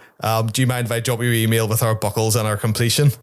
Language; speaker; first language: English; native; English